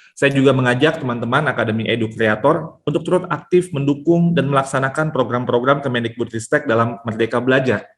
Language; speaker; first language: Indonesian; native; Indonesian